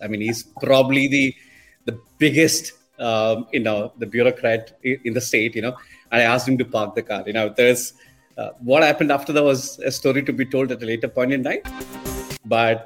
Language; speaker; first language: English; non-native, local second language; Malayalam